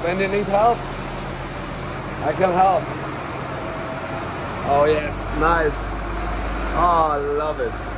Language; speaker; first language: English; non-native, fluent; German